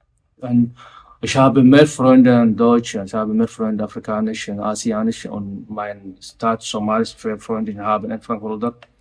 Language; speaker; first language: German; non-native, learner; Somali